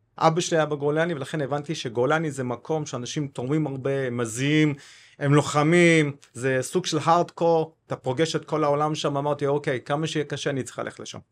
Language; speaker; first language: Hebrew; non-native, fluent; English